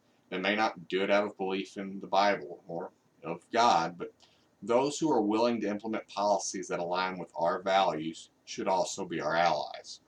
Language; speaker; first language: English; native; English